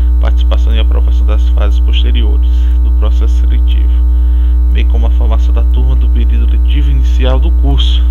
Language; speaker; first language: Portuguese; native; Portuguese